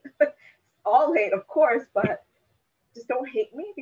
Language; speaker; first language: English; native; English